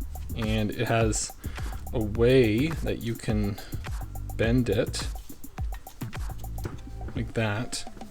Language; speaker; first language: English; native; English